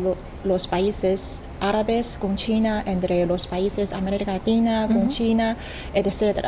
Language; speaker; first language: Spanish; non-native, fluent; Chinese